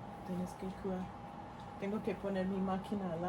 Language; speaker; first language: Spanish; early bilingual, heritage; Spanish